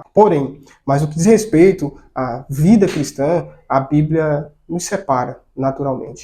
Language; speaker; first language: Portuguese; native; Portuguese